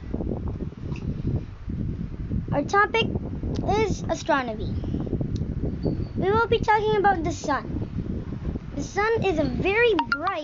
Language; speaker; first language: English; non-native, local second language; Filipino